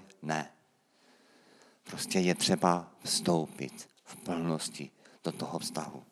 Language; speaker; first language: Czech; native; Czech